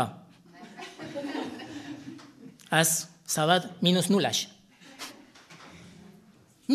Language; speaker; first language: Hungarian; non-native, fluent; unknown